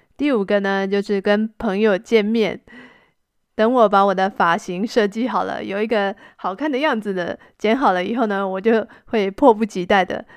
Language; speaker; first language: Chinese; native; Chinese